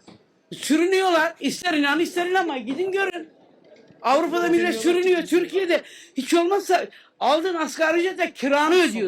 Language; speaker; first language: Turkish; native; Turkish